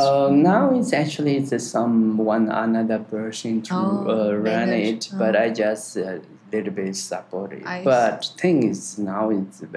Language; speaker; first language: English; non-native, learner; Tibetan